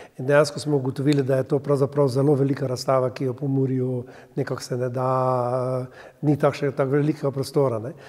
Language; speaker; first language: Slovenian; native; Slovenian